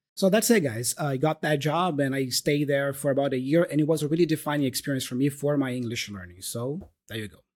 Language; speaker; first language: English; non-native, fluent; Portuguese